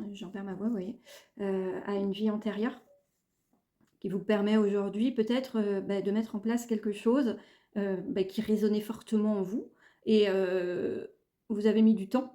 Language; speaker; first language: French; native; French